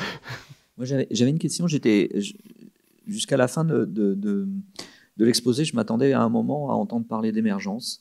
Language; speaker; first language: French; native; French